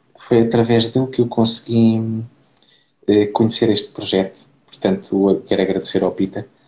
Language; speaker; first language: Portuguese; native; Portuguese